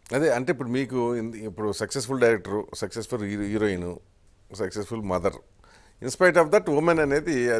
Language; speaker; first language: Telugu; native; Telugu